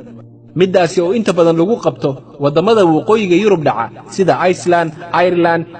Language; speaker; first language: Somali; native; Somali